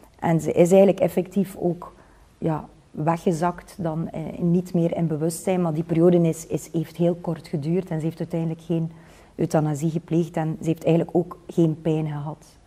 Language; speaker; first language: Dutch; native; Dutch